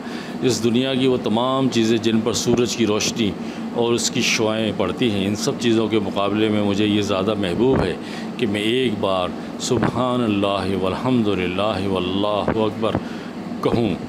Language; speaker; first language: Urdu; native; Urdu